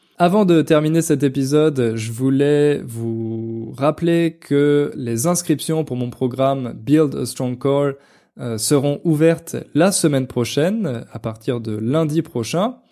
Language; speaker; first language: French; native; French